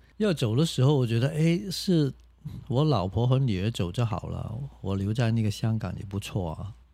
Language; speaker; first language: Chinese; non-native, local second language; Cantonese